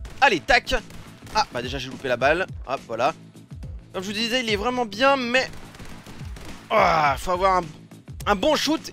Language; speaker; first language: French; native; French